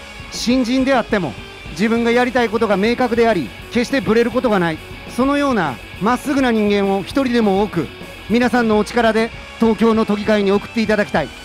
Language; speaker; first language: Japanese; native; Japanese